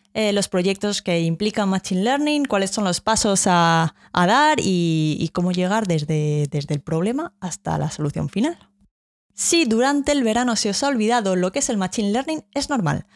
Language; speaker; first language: Spanish; native; Spanish